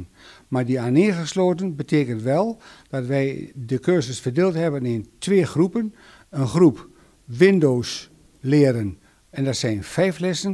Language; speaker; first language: Dutch; native; Dutch